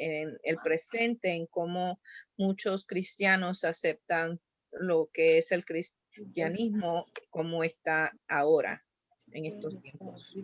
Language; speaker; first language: Spanish; early bilingual, heritage; Spanish